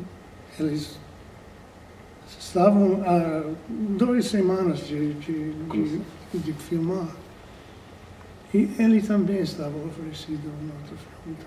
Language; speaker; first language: Portuguese; non-native, fluent; English